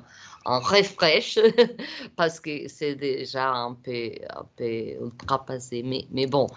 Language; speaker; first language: French; non-native, learner; Portuguese